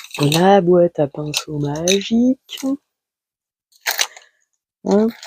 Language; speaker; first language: French; native; French